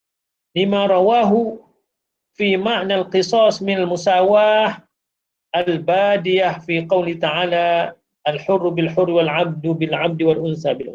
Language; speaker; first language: Arabic; non-native, fluent; Malay